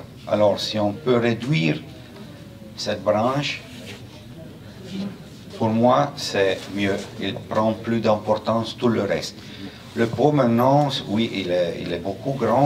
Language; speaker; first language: French; non-native, fluent; Italian